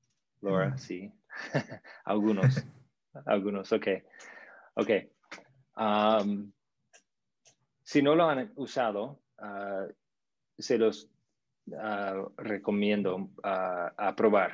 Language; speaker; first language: Spanish; non-native, fluent; English